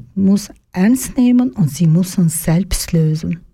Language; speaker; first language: German; non-native, learner; Turkish